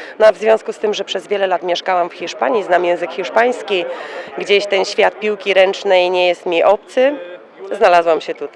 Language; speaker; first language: Polish; native; Polish